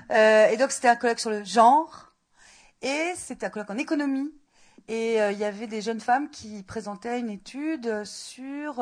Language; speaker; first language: French; native; French